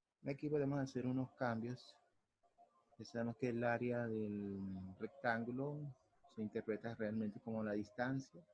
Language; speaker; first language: Spanish; native; Spanish